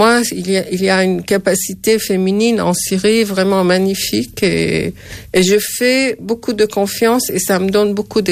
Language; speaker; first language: French; non-native, fluent; Arabic